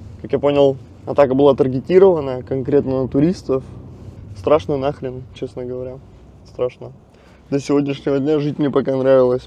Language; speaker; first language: Russian; native; Russian